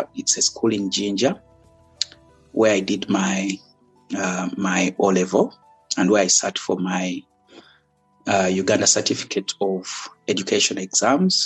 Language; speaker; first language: English; non-native, local second language; Ganda